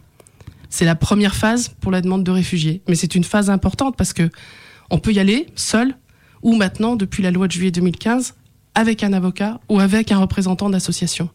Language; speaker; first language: French; native; French